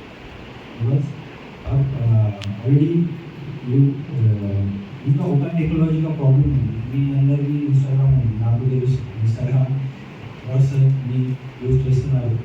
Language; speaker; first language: Telugu; non-native, learner; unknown